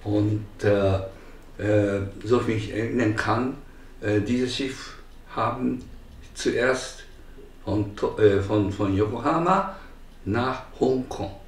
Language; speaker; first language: German; non-native, learner; Japanese